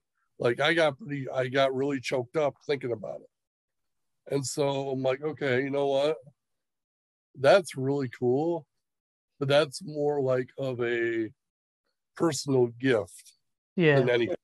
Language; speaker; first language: English; native; English